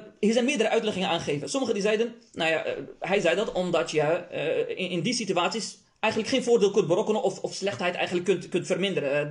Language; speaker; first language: Dutch; early bilingual, other home language; Arabic